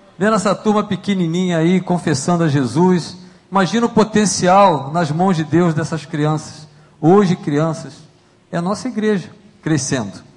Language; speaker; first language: Portuguese; native; Portuguese